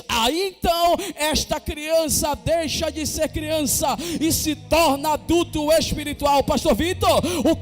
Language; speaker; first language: Portuguese; native; Portuguese